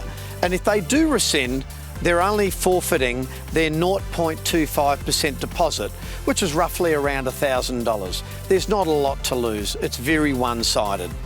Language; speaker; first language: English; native; English